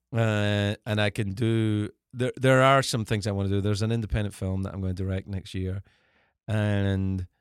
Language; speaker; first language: English; native; English